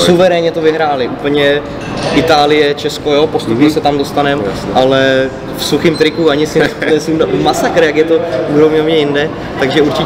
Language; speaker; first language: Czech; native; Czech